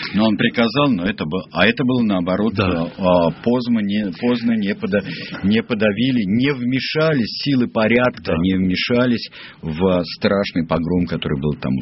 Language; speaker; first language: Russian; native; Russian